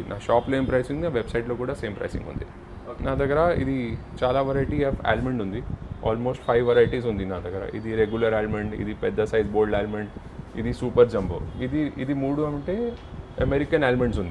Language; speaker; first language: Telugu; non-native, local second language; Hindi